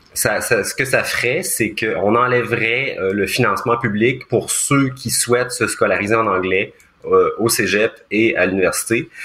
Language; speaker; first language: French; native; French